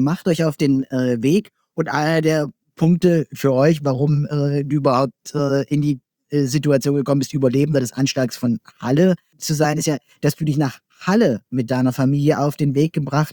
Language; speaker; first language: German; native; German